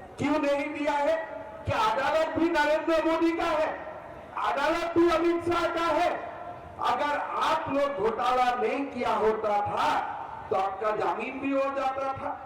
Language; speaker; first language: Hindi; non-native, local second language; Assamese